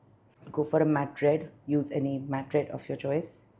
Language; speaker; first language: English; non-native, local second language; Bangla